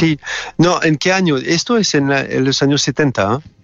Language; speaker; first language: Spanish; non-native, fluent; French